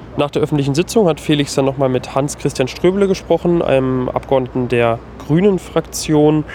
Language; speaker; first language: German; native; German